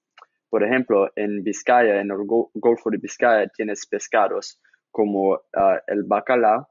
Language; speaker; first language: Spanish; non-native, learner; English